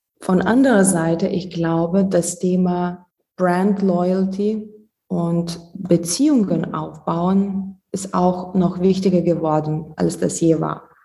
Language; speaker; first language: German; non-native, fluent; Lithuanian